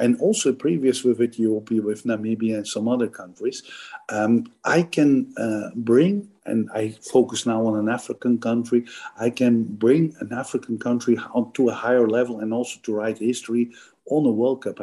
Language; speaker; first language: English; non-native, fluent; Dutch